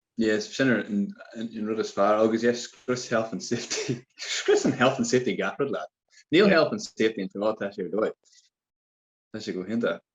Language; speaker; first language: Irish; non-native, local second language; English